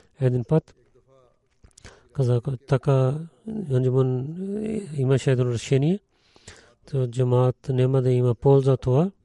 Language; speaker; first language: Bulgarian; non-native, learner; Urdu